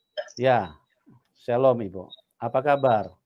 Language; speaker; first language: Indonesian; native; Indonesian